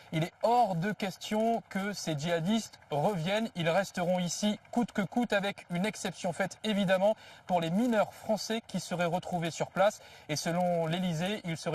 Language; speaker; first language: French; native; French